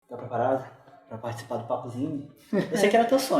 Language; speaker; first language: Portuguese; native; Portuguese